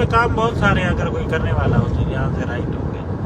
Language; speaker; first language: Hindi; non-native, local second language; Sindhi